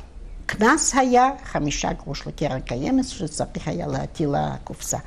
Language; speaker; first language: Hebrew; non-native, fluent; Yiddish